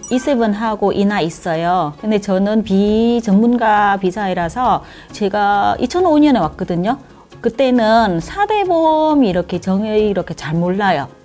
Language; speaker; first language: Korean; non-native, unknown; Vietnamese